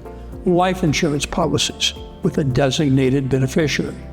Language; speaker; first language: English; native; English